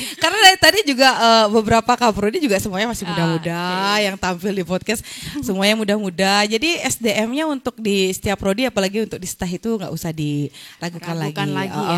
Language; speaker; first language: Indonesian; native; Indonesian